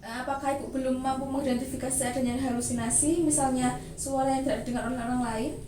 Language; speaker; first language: Indonesian; native; Indonesian